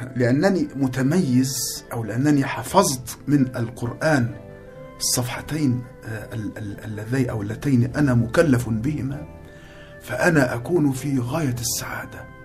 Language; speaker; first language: Arabic; native; Arabic